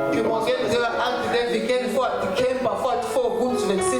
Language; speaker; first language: Danish; non-native, learner; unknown